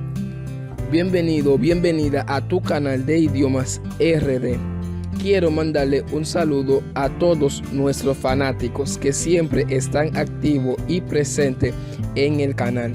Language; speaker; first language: Spanish; non-native, fluent; Haitian Creole